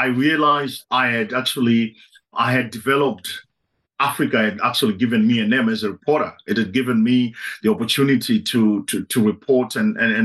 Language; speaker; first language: English; non-native, local second language; Shona